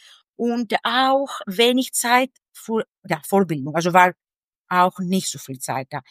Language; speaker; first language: German; non-native, fluent; Greek